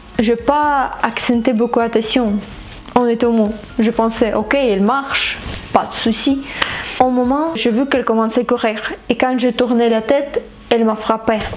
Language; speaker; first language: French; non-native, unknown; Ukrainian